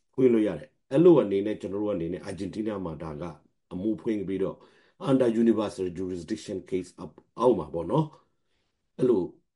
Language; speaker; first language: Burmese; non-native, local second language; Rohingya